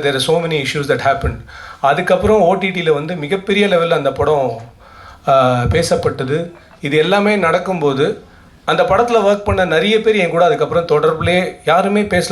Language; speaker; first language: Tamil; native; Tamil